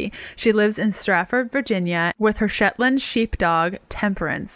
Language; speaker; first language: English; native; English